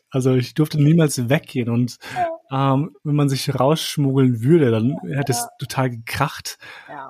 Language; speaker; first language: German; early bilingual, other home language; Albanian